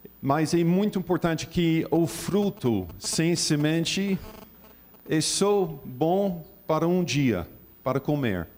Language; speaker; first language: Portuguese; non-native, learner; English